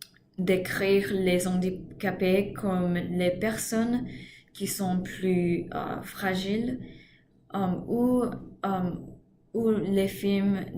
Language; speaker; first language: French; non-native, learner; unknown